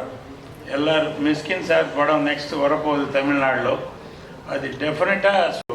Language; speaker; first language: Tamil; non-native, fluent; Telugu